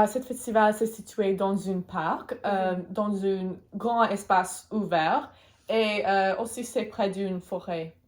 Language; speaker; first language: French; non-native, learner; Swedish